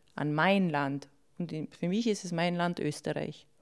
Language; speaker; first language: German; early bilingual, other home language; Bosnian